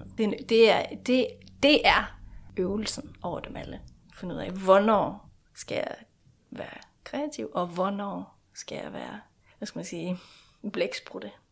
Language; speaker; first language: Danish; non-native, local second language; Faroese